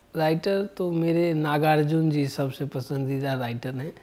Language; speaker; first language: Hindi; native; Hindi